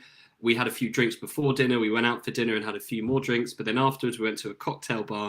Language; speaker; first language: English; native; English